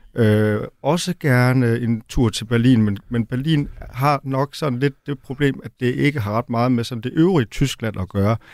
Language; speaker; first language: Danish; native; Danish